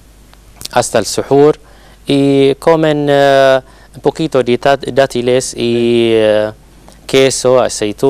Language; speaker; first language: Spanish; non-native, learner; Arabic